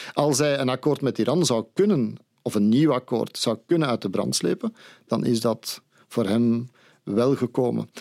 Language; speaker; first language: Dutch; native; Dutch